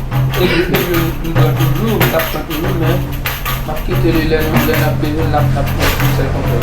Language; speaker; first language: Portuguese; non-native, learner; Haitian Creole